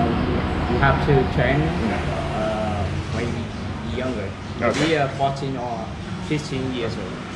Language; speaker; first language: English; non-native, learner; Vietnamese